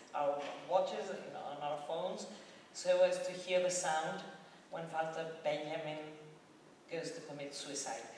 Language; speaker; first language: English; non-native, fluent; Greek